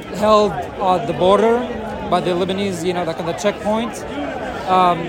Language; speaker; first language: English; non-native, fluent; Arabic